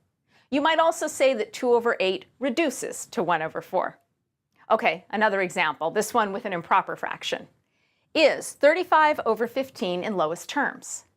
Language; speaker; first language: English; native; English